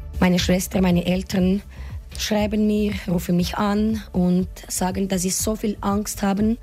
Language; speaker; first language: German; non-native, fluent; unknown